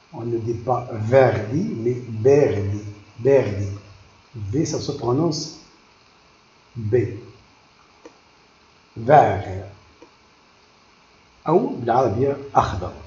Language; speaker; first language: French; non-native, local second language; Arabic